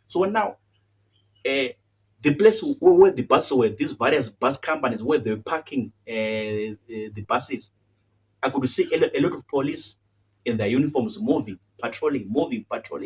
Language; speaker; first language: English; non-native, local second language; Shona